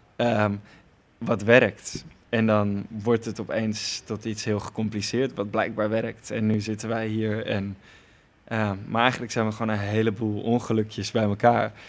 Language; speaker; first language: Dutch; native; Dutch